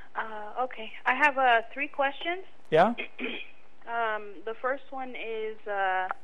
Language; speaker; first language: English; native; English